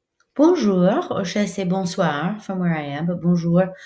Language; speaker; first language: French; non-native, fluent; English